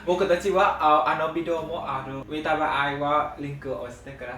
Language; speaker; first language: Japanese; non-native, learner; Vietnamese